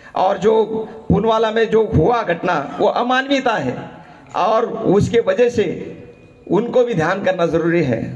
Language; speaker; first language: Hindi; non-native, local second language; Marathi